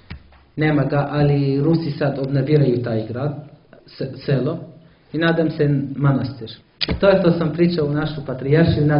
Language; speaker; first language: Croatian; non-native, learner; Arabic